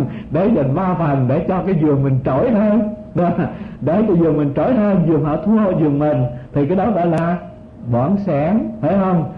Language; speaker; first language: Vietnamese; native; Vietnamese